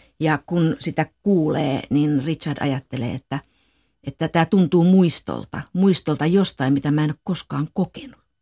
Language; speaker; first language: Finnish; native; Finnish